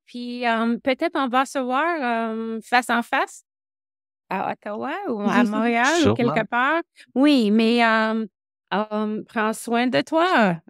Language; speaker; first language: French; non-native, local second language; English